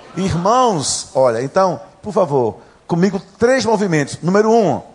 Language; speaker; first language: Portuguese; native; Portuguese